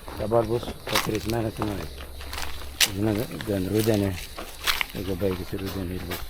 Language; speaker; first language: Lithuanian; non-native, learner; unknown